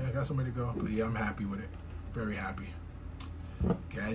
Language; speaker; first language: English; native; English